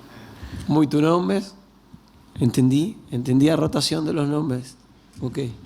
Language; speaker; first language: Portuguese; non-native, learner; Spanish